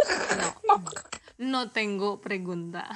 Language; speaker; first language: Spanish; non-native, learner; Indonesian